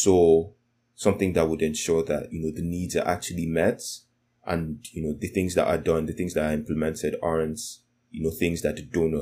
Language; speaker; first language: English; non-native, local second language; Yoruba